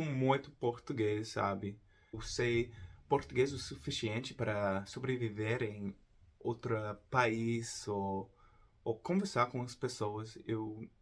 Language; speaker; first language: Portuguese; non-native, fluent; English